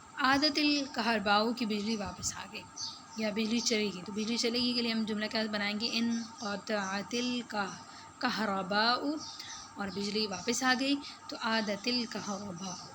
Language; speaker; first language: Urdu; native; Urdu